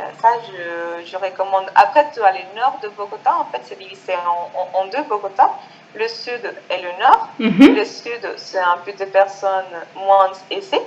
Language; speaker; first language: French; non-native, fluent; Spanish